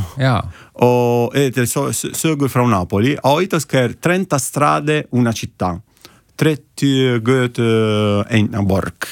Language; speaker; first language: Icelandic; non-native, learner; Italian